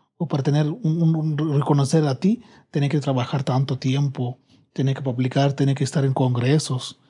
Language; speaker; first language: Spanish; non-native, fluent; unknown